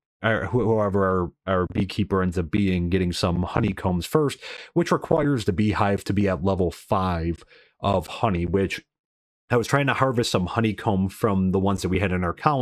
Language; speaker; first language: English; native; English